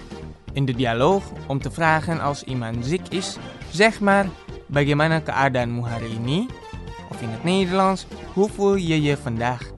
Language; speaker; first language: Dutch; non-native, fluent; Indonesian